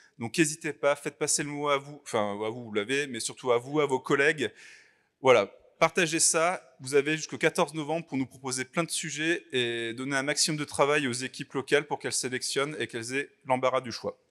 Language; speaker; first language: French; native; French